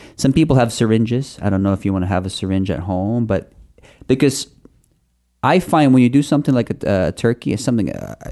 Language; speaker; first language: English; non-native, local second language; Filipino